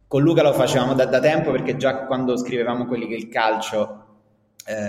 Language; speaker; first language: Italian; native; Italian